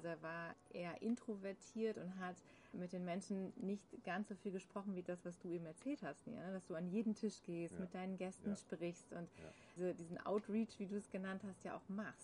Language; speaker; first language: German; native; German